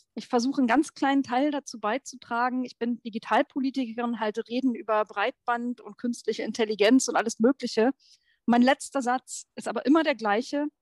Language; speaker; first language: German; native; German